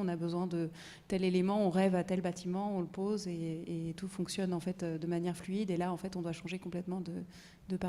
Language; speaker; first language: French; native; French